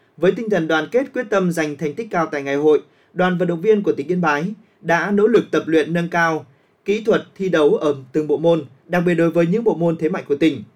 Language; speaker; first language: Vietnamese; native; Vietnamese